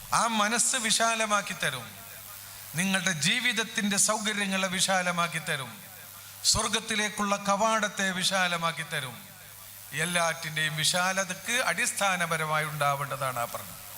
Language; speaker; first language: Malayalam; native; Malayalam